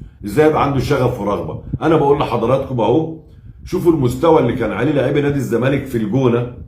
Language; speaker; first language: Arabic; native; Arabic